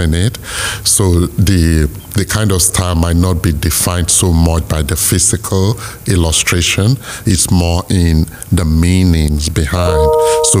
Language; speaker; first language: English; non-native, local second language; Yoruba